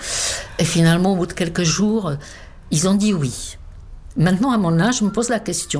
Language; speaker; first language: French; non-native, fluent; Czech